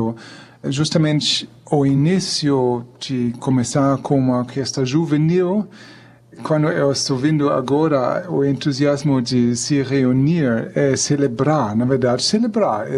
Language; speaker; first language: Portuguese; non-native, fluent; German